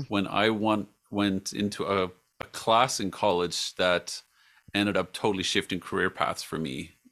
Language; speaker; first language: English; non-native, fluent; Swedish